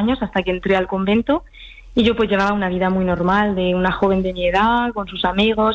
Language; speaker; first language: Spanish; early bilingual, heritage; French